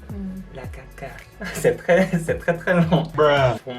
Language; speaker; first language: French; non-native, learner; Korean